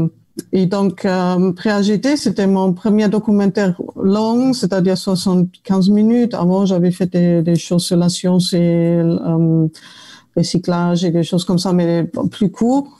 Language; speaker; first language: French; non-native, fluent; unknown